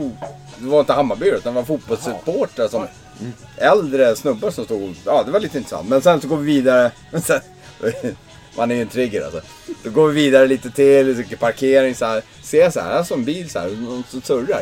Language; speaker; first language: Swedish; native; Swedish